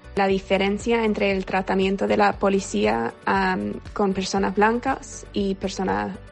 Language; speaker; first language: Spanish; non-native, fluent; English